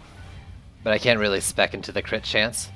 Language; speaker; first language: English; native; English